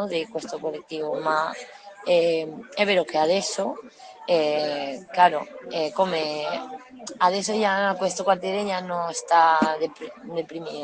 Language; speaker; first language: Italian; non-native, learner; Spanish